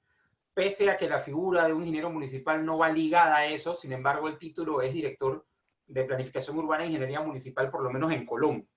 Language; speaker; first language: Spanish; native; Spanish